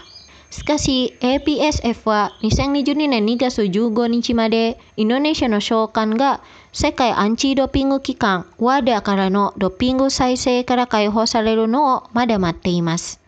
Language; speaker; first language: Japanese; non-native, fluent; Indonesian